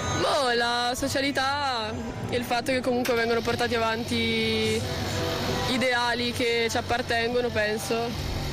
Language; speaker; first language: Italian; native; Italian